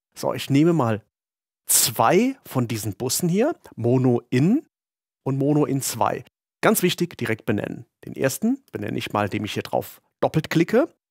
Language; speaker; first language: German; native; German